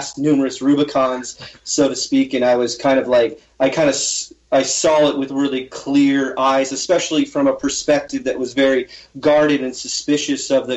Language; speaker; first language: English; native; English